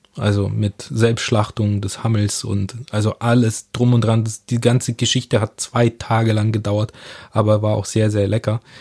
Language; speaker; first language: German; early bilingual, other home language; Russian